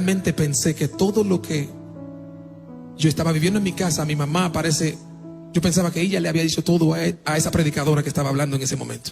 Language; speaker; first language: Spanish; non-native, fluent; Haitian Creole